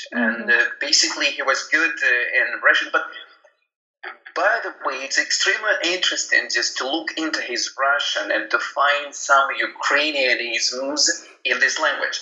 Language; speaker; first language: English; non-native, fluent; Ukrainian